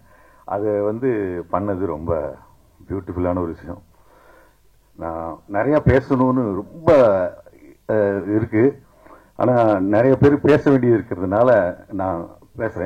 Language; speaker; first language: Tamil; native; Tamil